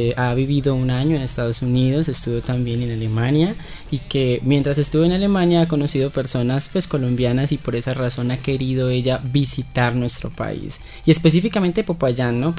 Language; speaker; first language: Spanish; native; Spanish